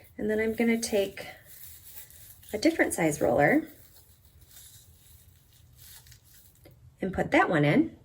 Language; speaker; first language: English; native; English